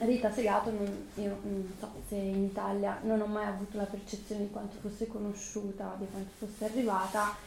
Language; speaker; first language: Italian; native; Italian